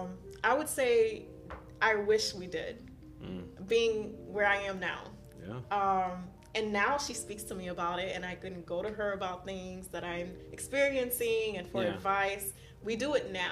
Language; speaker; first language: English; early bilingual, other home language; Haitian Creole